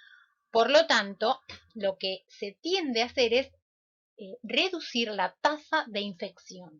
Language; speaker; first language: Spanish; native; Spanish